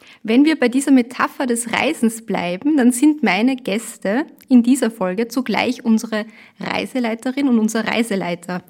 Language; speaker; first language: German; native; German